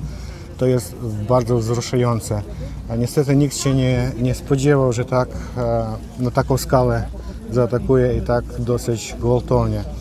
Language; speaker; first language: Polish; non-native, fluent; Ukrainian